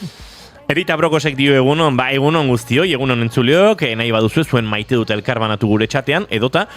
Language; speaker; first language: Basque; native; Basque